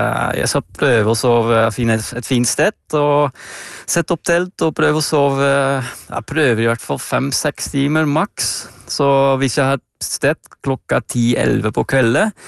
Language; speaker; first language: Norwegian; non-native, fluent; Dutch